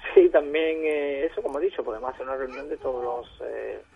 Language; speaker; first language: Spanish; non-native, fluent; German